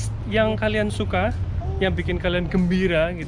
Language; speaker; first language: Indonesian; native; Indonesian